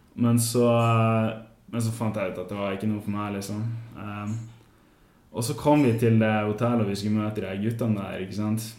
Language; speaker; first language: Norwegian; native; Norwegian